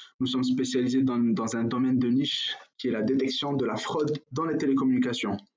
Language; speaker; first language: French; non-native, local second language; Arabic